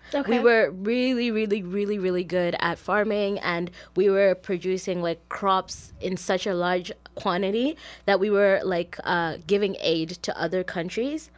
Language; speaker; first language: English; non-native, local second language; Shona